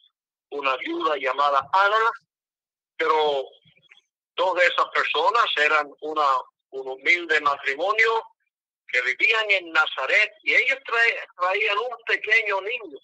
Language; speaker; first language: Spanish; non-native, fluent; English